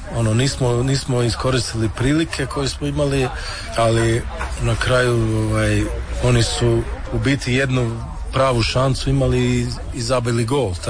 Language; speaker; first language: Serbian; early bilingual, heritage; Croatian